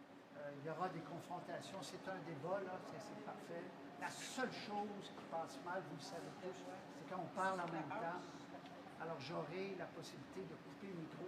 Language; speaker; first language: French; native; French